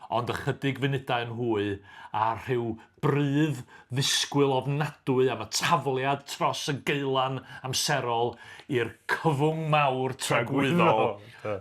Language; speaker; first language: Welsh; native; Welsh